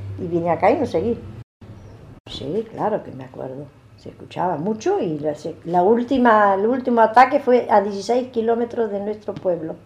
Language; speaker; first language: Spanish; early bilingual, other home language; German